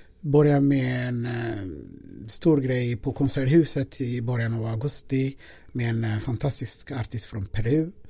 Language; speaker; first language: Swedish; non-native, fluent; Amharic